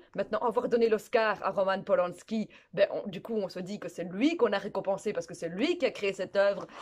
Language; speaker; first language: French; native; French